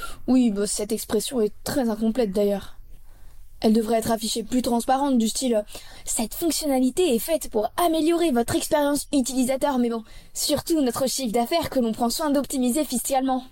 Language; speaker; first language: French; native; French